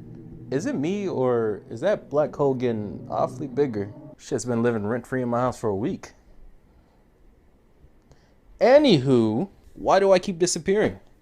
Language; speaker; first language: English; native; English